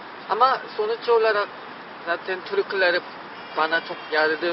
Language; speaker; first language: Turkish; non-native, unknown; Korean